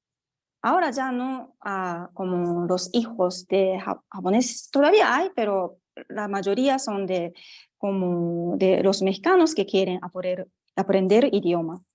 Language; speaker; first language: Spanish; non-native, fluent; Japanese